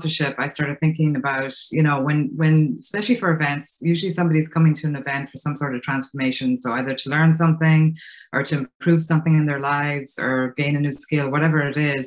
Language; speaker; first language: English; native; English